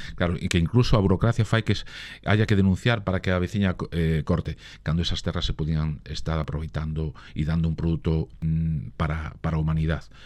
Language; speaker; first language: Galician; native; Galician